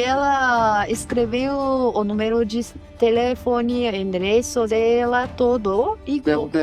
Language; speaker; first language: Portuguese; non-native, learner; Turkish